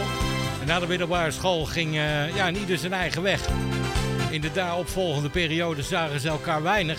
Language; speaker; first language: Dutch; native; Dutch